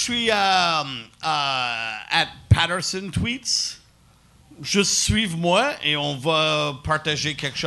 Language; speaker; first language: French; non-native, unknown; English